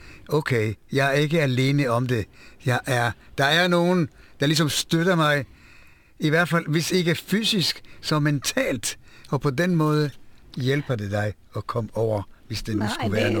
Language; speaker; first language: Danish; non-native, fluent; Hebrew